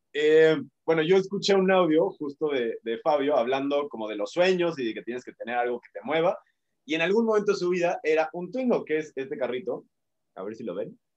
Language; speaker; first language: Spanish; native; Spanish